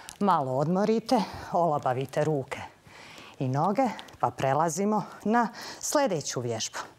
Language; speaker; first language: Serbian; native; Serbian